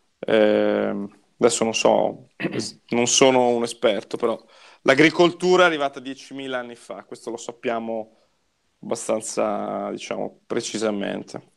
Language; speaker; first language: Italian; native; Italian